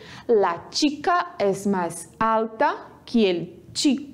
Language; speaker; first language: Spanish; non-native, fluent; Portuguese